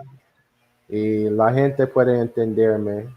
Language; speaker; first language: Spanish; non-native, learner; English